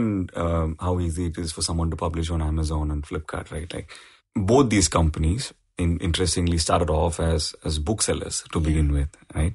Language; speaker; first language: English; non-native, local second language; Tamil